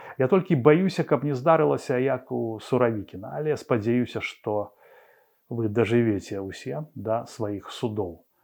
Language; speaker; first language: Belarusian; non-native, local second language; Russian